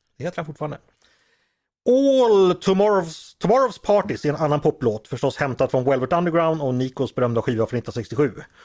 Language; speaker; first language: Swedish; native; Swedish